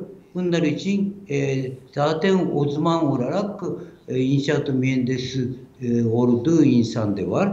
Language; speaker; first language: Turkish; non-native, fluent; Japanese